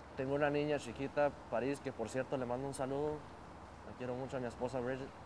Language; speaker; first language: Spanish; early bilingual, heritage; Spanish